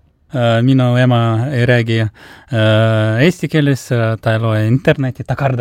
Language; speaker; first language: Estonian; non-native, local second language; Russian